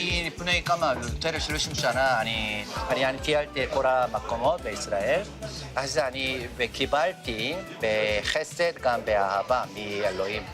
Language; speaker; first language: Hebrew; non-native, learner; Korean